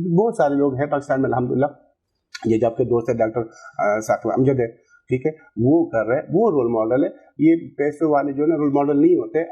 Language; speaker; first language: Urdu; non-native, local second language; Pashto